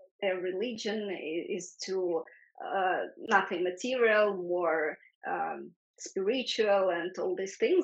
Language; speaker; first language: English; non-native, fluent; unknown